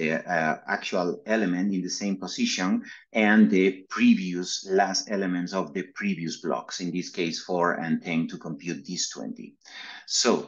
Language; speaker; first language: English; non-native, fluent; Spanish